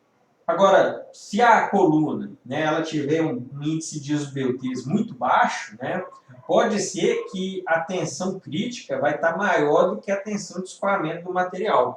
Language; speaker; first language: Portuguese; native; Portuguese